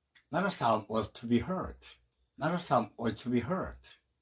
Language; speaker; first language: English; non-native, fluent; Korean